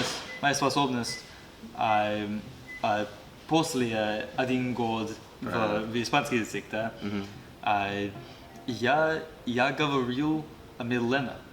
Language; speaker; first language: Russian; non-native, learner; English